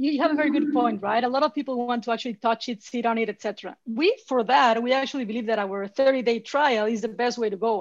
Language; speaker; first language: English; non-native, fluent; Spanish